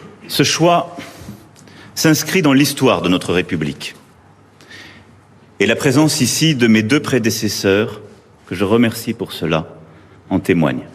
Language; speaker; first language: French; native; French